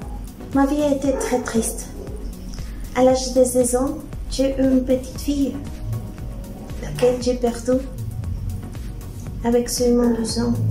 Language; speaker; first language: French; non-native, fluent; Spanish